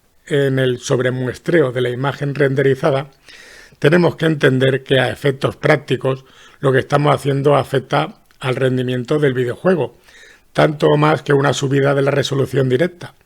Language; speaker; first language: Spanish; native; Spanish